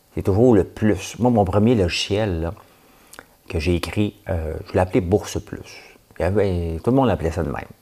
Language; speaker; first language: French; native; French